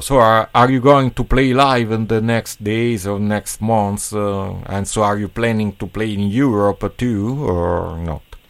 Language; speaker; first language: English; non-native, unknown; Italian